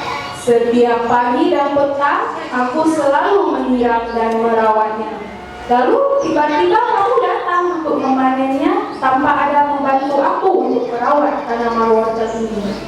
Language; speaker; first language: Indonesian; native; Indonesian